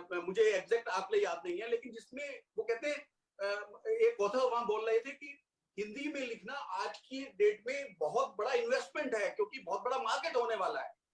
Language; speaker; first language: Hindi; native; Hindi